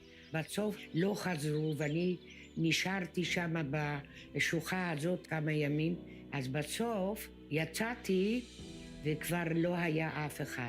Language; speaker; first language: Hebrew; early bilingual, other home language; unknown